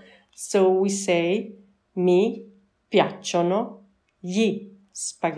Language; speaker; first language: Italian; non-native, fluent; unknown